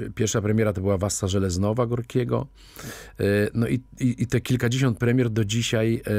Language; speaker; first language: Polish; native; Polish